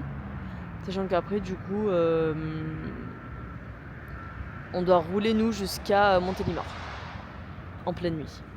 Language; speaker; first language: French; native; French